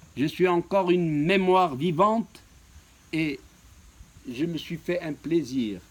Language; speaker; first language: French; non-native, local second language; Arabic